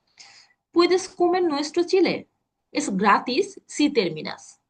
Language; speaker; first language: Spanish; non-native, learner; Bangla